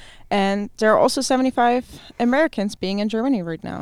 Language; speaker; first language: English; non-native, fluent; German